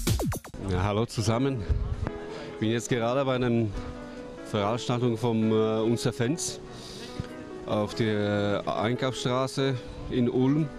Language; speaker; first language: German; non-native, learner; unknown